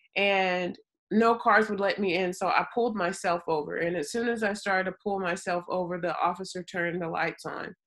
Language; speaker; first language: English; native; English